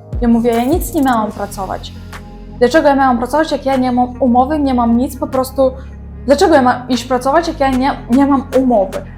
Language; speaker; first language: Polish; non-native, learner; Ukrainian